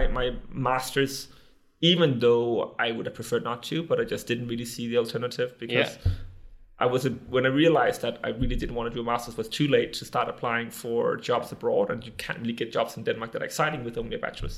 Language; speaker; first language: English; non-native, fluent; Danish